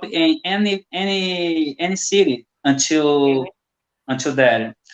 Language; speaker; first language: English; non-native, learner; Portuguese